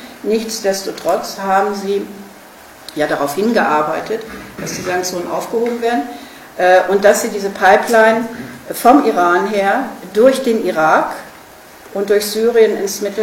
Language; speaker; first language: German; native; German